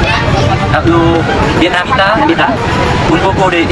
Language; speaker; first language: Spanish; non-native, learner; Vietnamese